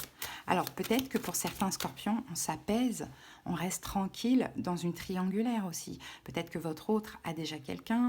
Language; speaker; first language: French; native; French